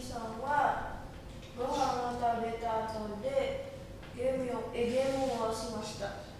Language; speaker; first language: Japanese; non-native, learner; Indonesian